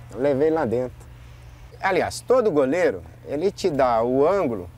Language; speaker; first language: Portuguese; native; Portuguese